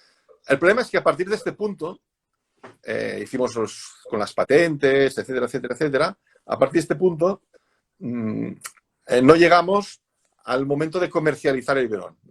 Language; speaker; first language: Spanish; native; Spanish